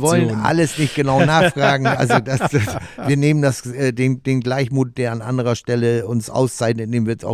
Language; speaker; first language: German; native; German